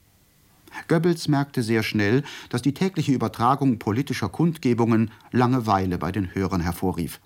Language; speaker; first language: German; native; German